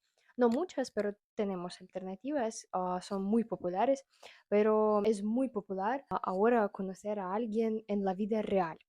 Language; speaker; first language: Spanish; non-native, fluent; Russian